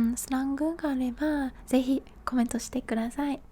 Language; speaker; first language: Japanese; non-native, fluent; English